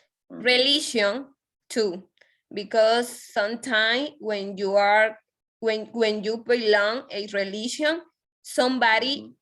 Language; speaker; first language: English; non-native, learner; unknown